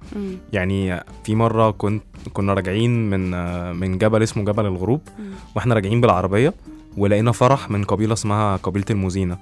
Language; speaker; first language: Arabic; native; Arabic